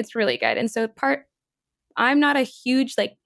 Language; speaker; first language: English; native; English